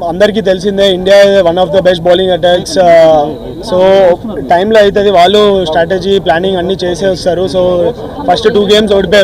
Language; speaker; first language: Telugu; native; Telugu